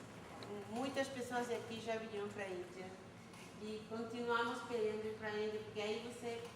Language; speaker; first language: Portuguese; non-native, fluent; Spanish